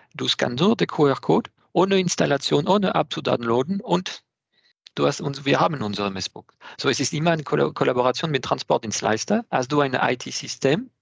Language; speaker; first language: German; non-native, fluent; French